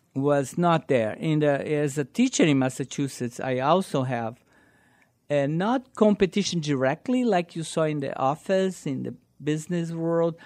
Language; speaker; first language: English; non-native, learner; Portuguese